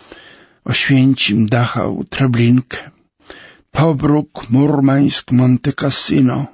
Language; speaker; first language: Polish; native; Polish